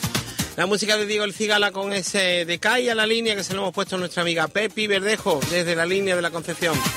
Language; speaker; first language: Spanish; native; Spanish